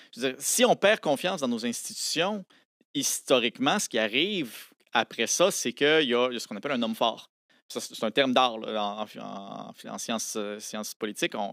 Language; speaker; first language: French; native; French